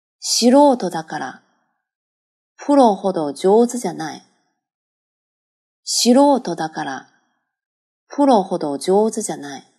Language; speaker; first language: Japanese; non-native, fluent; Chinese